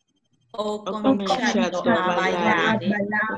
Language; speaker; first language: Italian; non-native, learner; Spanish